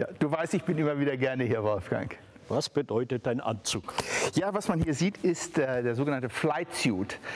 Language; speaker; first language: German; native; German